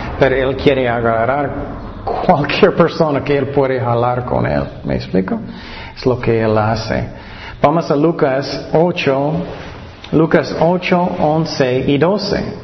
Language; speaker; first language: Spanish; non-native, fluent; English